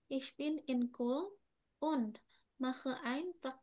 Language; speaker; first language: German; non-native, fluent; Indonesian